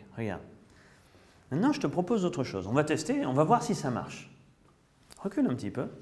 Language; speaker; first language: French; native; French